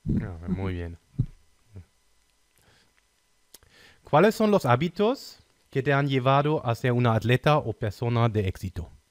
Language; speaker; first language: Spanish; non-native, fluent; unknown